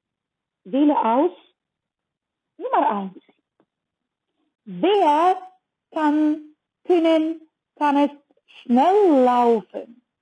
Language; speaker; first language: German; non-native, learner; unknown